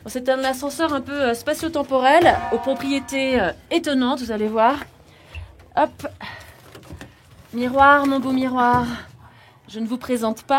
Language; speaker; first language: French; native; French